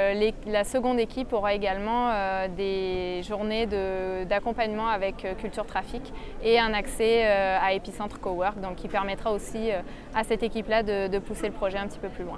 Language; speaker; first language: French; native; French